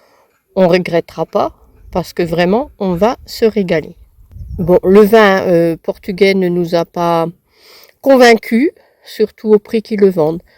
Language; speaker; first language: French; native; French